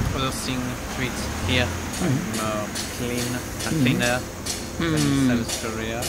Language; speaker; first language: English; non-native, learner; French